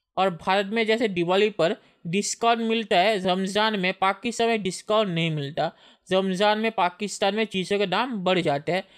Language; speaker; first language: Hindi; native; Hindi